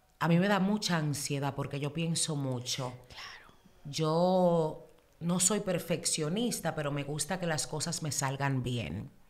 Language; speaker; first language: Spanish; early bilingual, heritage; Spanish